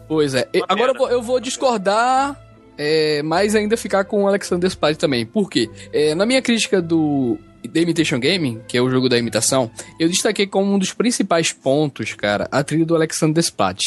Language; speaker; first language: Portuguese; native; Portuguese